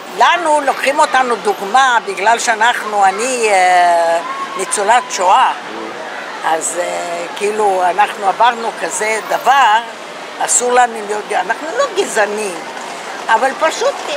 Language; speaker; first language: Hebrew; non-native, fluent; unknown